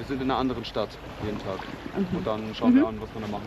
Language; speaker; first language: German; native; German